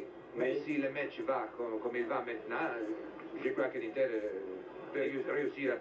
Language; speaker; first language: French; non-native, fluent; Italian